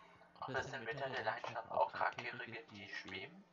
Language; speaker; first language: German; native; German